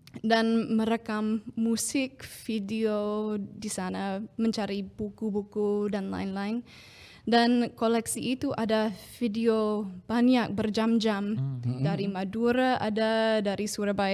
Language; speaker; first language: Indonesian; non-native, fluent; English